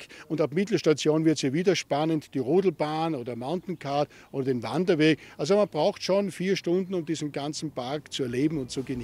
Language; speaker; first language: German; native; German